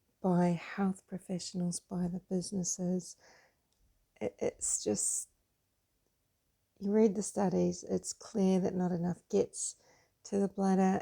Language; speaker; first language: English; native; English